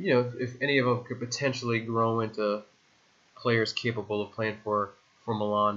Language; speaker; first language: English; native; English